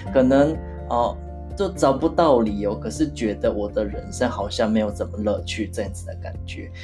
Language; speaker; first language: Chinese; non-native, fluent; Japanese